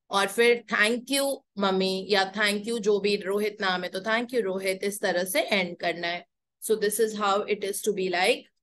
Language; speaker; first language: Hindi; native; Hindi